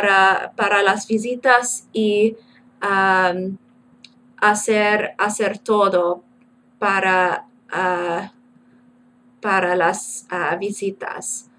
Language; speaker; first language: Spanish; non-native, learner; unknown